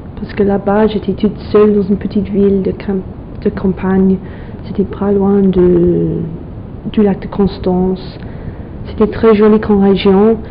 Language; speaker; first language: French; non-native, fluent; English